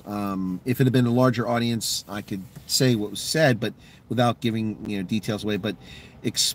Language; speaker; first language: English; native; English